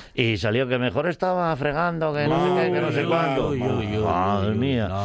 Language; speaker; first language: Spanish; native; Spanish